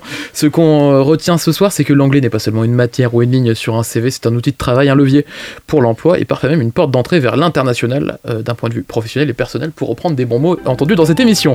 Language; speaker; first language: French; native; French